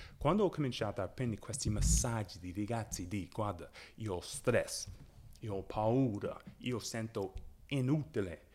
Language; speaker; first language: Italian; non-native, learner; English